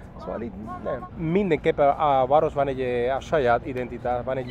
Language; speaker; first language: Hungarian; non-native, learner; English